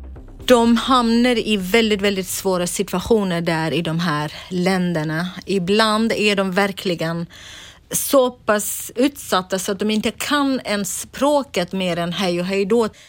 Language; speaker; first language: Swedish; non-native, fluent; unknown